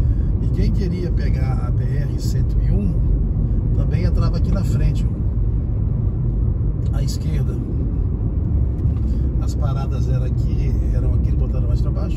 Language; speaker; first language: Portuguese; native; Portuguese